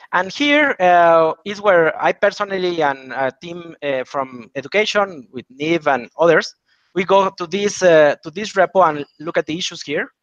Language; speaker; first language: English; non-native, fluent; Spanish